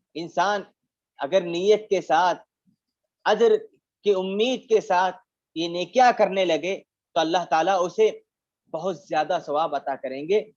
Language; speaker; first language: Urdu; native; Urdu